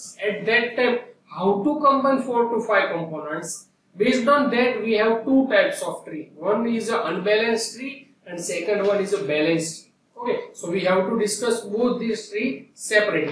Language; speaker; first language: English; non-native, local second language; Gujarati